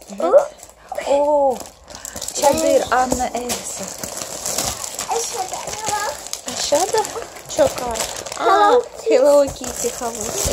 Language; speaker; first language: Turkish; non-native, learner; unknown